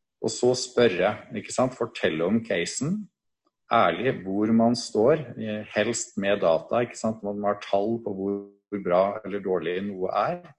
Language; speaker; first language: Norwegian; native; Norwegian